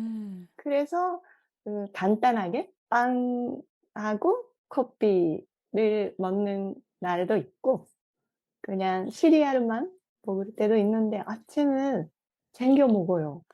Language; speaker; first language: Korean; non-native, fluent; Japanese